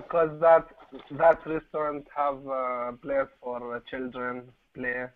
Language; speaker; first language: English; non-native, learner; Arabic